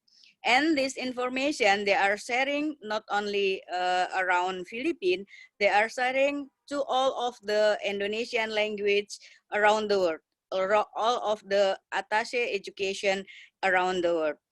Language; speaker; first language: English; non-native, learner; Indonesian